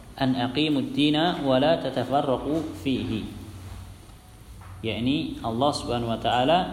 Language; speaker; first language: Arabic; non-native, fluent; Indonesian